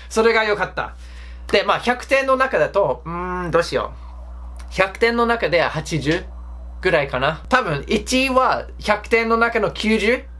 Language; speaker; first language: Japanese; non-native, fluent; English